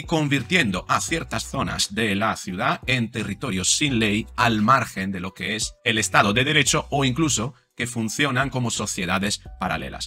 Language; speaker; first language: Spanish; native; Spanish